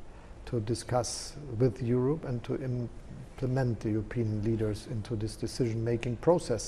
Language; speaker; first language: English; non-native, fluent; German